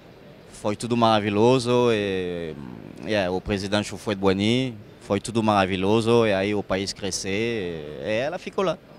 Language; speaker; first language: Portuguese; non-native, fluent; French